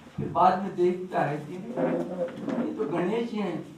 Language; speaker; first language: Hindi; non-native, local second language; Bangla